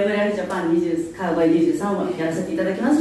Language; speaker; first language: Japanese; native; Japanese